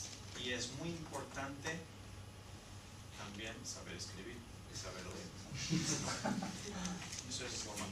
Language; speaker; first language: Spanish; non-native, fluent; Portuguese